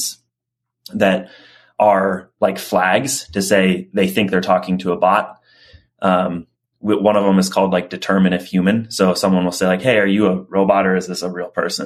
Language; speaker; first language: English; native; English